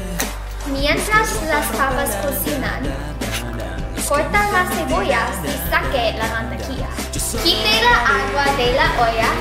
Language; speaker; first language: Spanish; non-native, learner; English